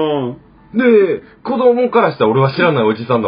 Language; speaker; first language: Japanese; native; Japanese